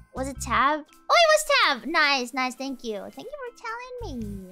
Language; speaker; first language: English; non-native, fluent; Italian